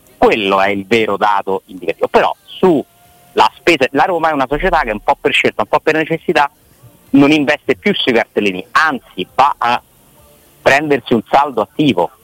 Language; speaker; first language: Italian; native; Italian